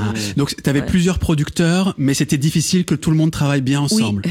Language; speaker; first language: French; native; French